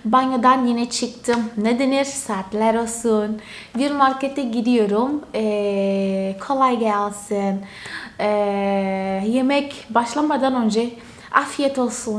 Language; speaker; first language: Turkish; non-native, fluent; Portuguese